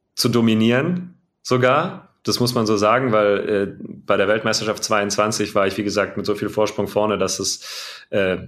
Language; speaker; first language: German; native; German